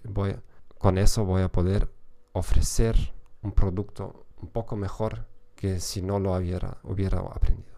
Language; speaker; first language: Spanish; non-native, fluent; German